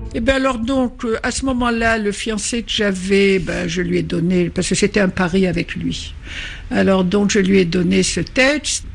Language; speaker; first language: French; non-native, local second language; Arabic